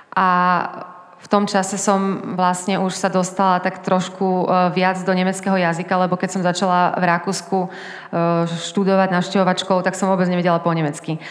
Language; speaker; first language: Slovak; early bilingual, heritage; Slovak